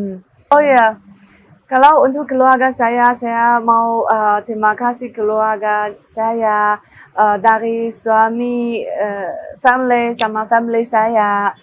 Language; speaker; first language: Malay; non-native, learner; Chinese